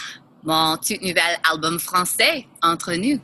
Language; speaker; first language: French; non-native, local second language; English